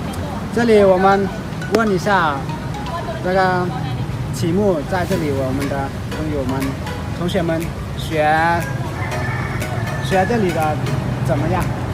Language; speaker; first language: Chinese; non-native, learner; Lao